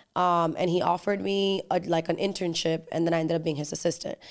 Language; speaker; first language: English; early bilingual, other home language; Spanish